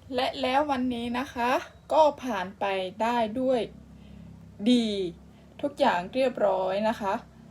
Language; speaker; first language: Thai; native; Thai